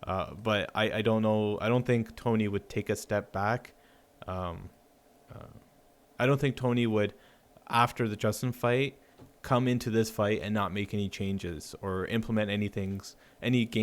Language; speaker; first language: English; native; English